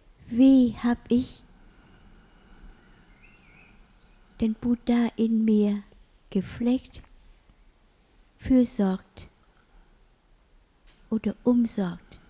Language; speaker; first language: German; non-native, learner; Vietnamese